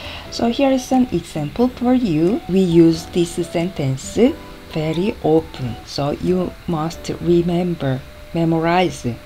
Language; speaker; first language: English; non-native, fluent; Korean